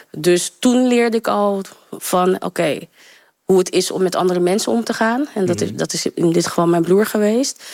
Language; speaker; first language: Dutch; early bilingual, other home language; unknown